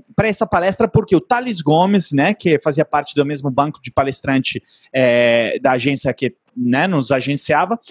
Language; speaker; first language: Portuguese; non-native, fluent; Italian